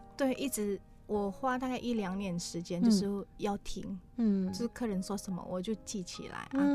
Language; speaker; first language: Chinese; non-native, fluent; Indonesian